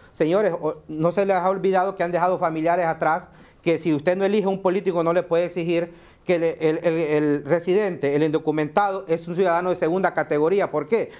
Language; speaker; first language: Spanish; native; Spanish